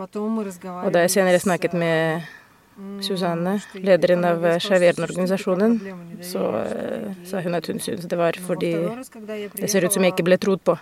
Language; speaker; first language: Norwegian; non-native, fluent; Russian